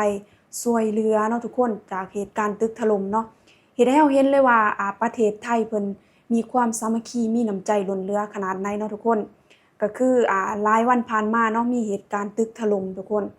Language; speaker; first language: Thai; non-native, local second language; Lao